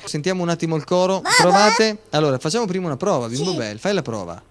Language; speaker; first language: Italian; native; Italian